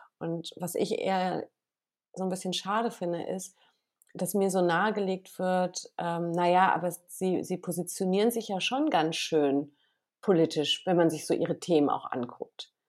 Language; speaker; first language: German; native; German